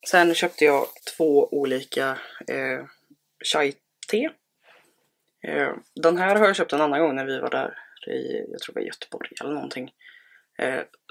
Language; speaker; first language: Swedish; native; Swedish